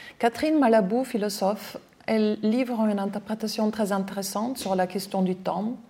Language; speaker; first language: French; non-native, fluent; German